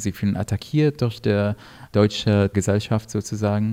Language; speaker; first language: German; non-native, fluent; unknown